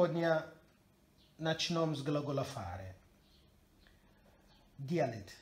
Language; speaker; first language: Russian; non-native, learner; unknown